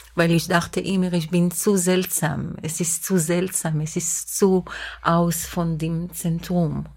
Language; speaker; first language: German; non-native, fluent; Hebrew